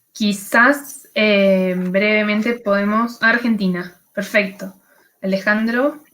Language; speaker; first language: Spanish; native; Spanish